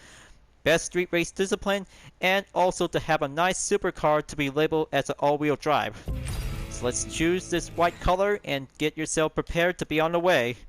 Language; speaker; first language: English; non-native, fluent; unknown